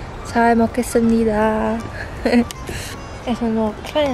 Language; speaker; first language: Korean; non-native, learner; German